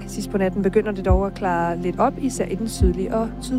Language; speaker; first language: Danish; native; Danish